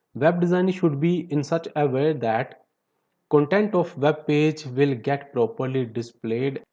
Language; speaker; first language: English; non-native, local second language; Punjabi